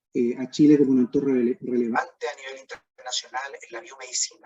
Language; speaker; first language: Spanish; native; Spanish